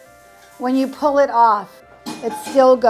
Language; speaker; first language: English; native; English